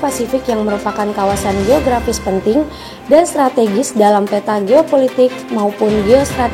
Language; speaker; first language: Indonesian; native; Indonesian